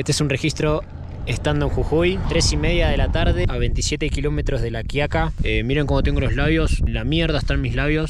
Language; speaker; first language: Spanish; native; Spanish